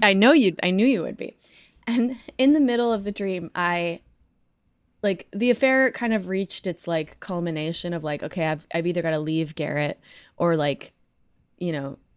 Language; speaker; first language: English; native; English